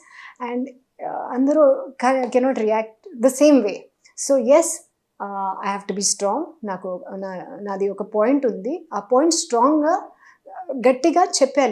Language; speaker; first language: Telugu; non-native, fluent; Hindi